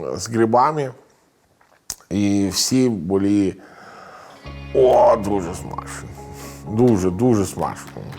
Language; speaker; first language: Ukrainian; non-native, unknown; Italian